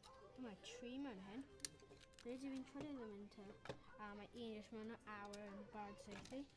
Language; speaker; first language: Welsh; non-native, local second language; English